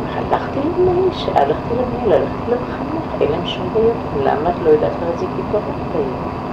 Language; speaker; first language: Hebrew; non-native, fluent; Yiddish